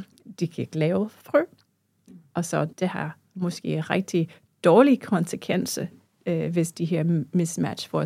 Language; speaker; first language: Danish; non-native, fluent; English